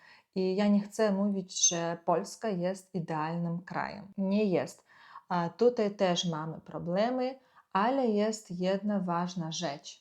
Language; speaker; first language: Polish; non-native, fluent; Ukrainian